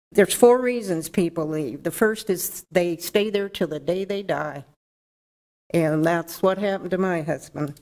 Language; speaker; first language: English; native; English